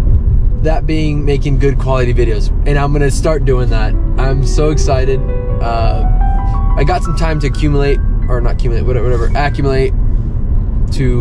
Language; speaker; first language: English; native; English